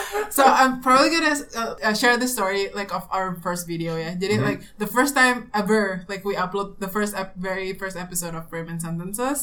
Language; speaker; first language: English; non-native, fluent; Indonesian